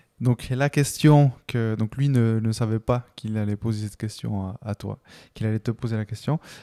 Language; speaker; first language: French; early bilingual, other home language; Spanish